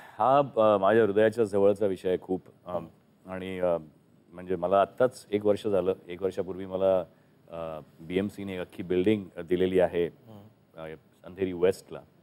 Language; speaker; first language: Marathi; native; Marathi